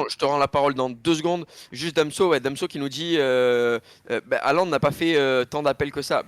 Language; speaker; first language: French; native; French